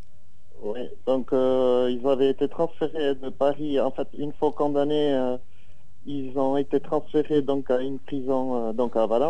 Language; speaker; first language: French; native; French